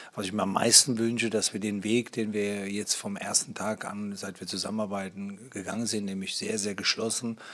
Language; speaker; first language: German; native; German